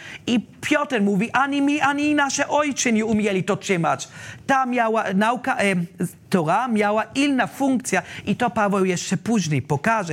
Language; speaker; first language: Polish; non-native, learner; German